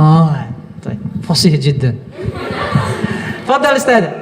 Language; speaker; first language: Arabic; non-native, fluent; Indonesian